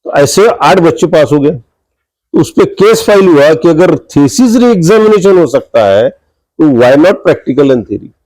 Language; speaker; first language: Hindi; non-native, local second language; Marathi